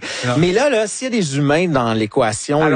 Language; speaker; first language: French; native; French